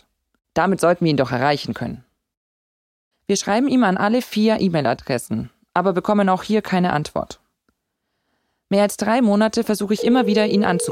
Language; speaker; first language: German; native; German